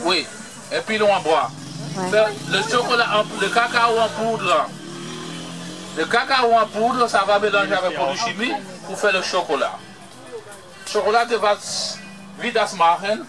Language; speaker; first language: French; non-native, fluent; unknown